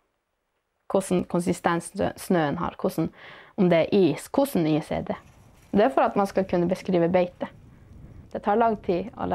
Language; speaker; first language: Norwegian; non-native, local second language; Northern Sami